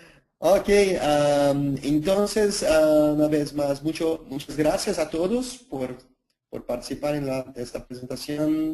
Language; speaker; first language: Spanish; non-native, fluent; Portuguese